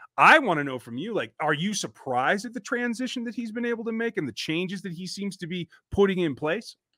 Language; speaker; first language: English; native; English